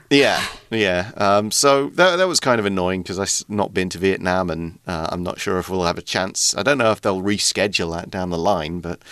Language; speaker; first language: English; native; English